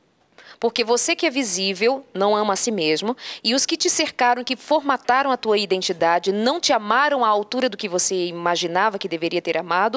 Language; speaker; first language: Portuguese; native; Portuguese